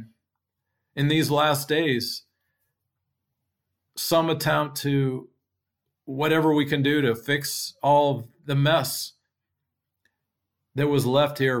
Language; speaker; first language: English; native; English